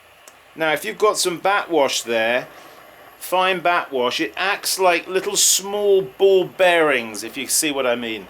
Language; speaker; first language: English; native; English